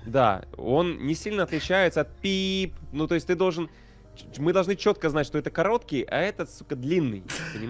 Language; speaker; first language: Russian; native; Russian